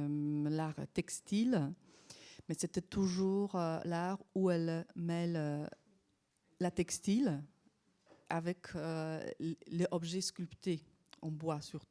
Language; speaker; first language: French; non-native, fluent; Polish